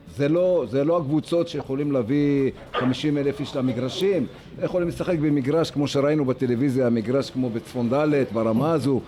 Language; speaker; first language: Hebrew; native; Hebrew